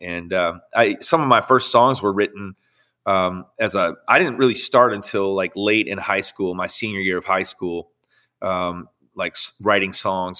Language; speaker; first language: English; native; English